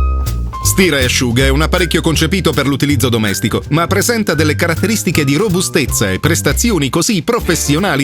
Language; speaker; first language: Italian; native; Italian